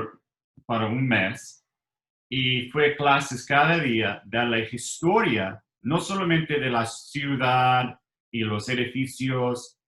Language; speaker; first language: Spanish; non-native, learner; English